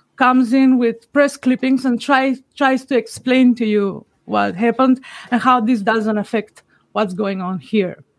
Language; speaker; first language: English; non-native, fluent; Macedonian